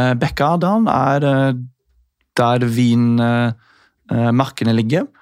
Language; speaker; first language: Norwegian; non-native, fluent; English